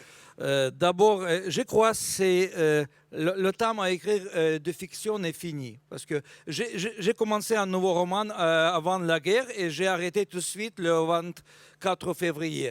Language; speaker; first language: French; non-native, fluent; Russian